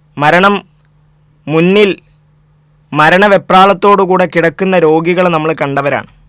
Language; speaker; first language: Malayalam; native; Malayalam